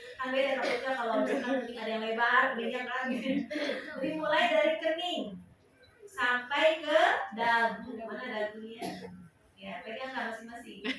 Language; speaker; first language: Indonesian; non-native, local second language; Sundanese